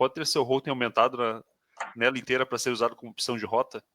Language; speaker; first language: Portuguese; native; Portuguese